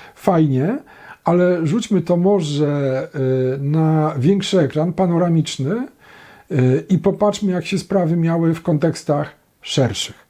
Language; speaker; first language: Polish; native; Polish